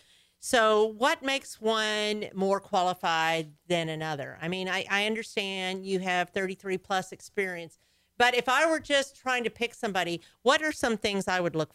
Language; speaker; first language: English; native; English